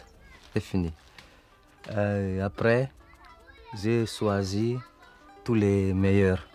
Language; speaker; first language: French; non-native, local second language; Malagasy